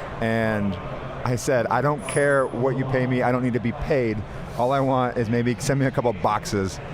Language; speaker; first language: English; native; English